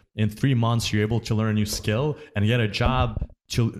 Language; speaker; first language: English; early bilingual, other home language; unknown